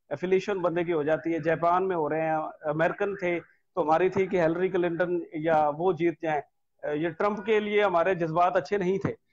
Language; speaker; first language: Urdu; non-native, local second language; Punjabi